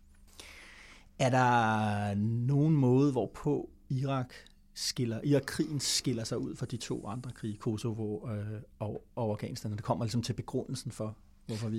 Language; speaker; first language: Danish; native; Danish